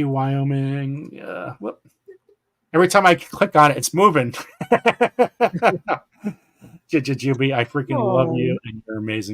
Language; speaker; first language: English; native; English